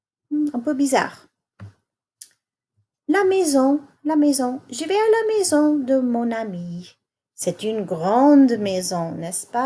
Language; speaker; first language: French; non-native, fluent; English